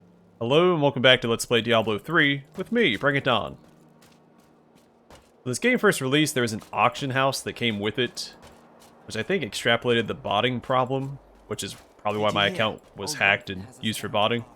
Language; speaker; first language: English; native; English